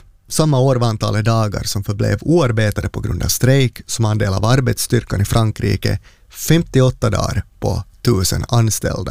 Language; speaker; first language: Swedish; native; Swedish